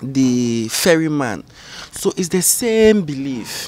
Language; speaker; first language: English; non-native, local second language; Ga